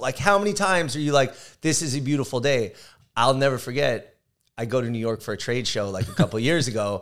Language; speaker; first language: English; native; English